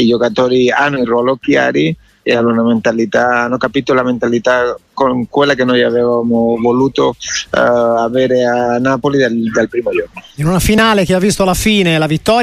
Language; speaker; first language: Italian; non-native, learner; Spanish